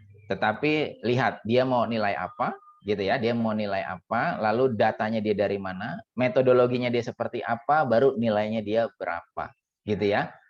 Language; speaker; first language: Indonesian; native; Indonesian